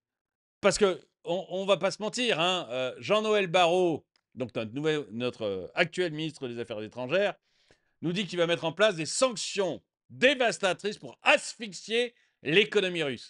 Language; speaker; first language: French; native; French